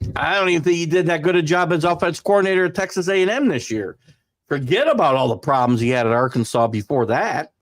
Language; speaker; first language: English; native; English